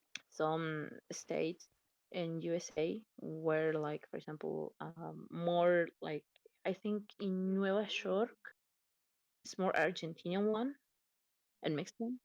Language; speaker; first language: English; non-native, learner; Spanish